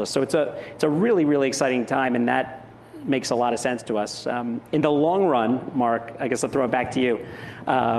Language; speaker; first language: English; native; English